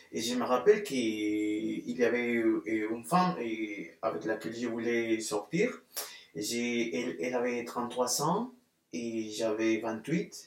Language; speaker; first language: French; non-native, fluent; Spanish